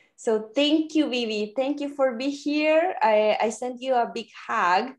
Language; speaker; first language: English; non-native, fluent; Spanish